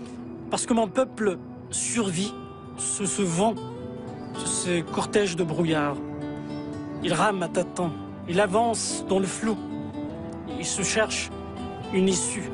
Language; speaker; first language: French; non-native, local second language; Kabyle